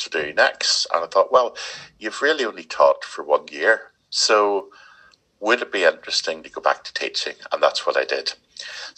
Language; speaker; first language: English; native; English